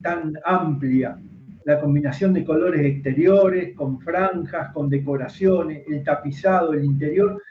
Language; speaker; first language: Spanish; native; Spanish